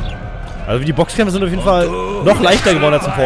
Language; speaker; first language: German; native; German